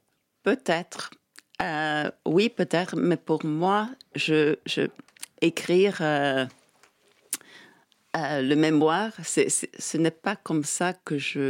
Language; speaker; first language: French; non-native, fluent; English